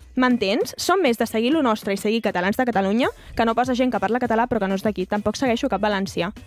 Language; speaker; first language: Catalan; native; Catalan